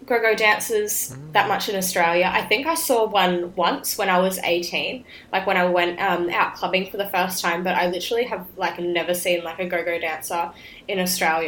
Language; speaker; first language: English; native; English